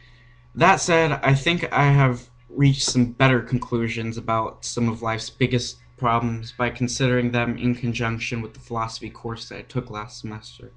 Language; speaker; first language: English; native; English